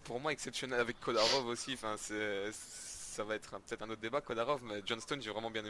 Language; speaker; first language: French; native; French